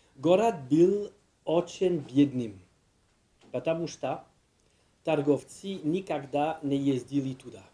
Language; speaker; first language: Russian; non-native, learner; French